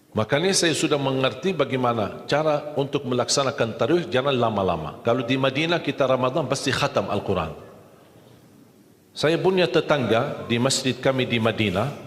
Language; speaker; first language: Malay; non-native, fluent; Arabic